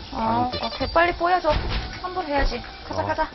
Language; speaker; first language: Korean; non-native, learner; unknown